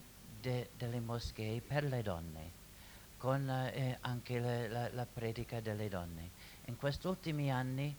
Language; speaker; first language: Italian; non-native, fluent; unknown